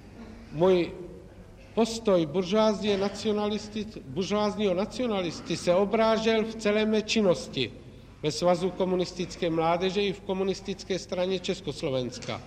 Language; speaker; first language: Czech; native; Czech